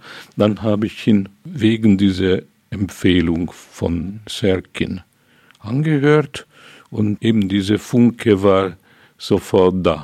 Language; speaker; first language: German; non-native, fluent; Hungarian